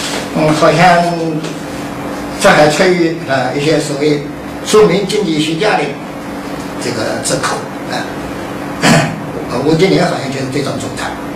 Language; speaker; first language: Chinese; native; Chinese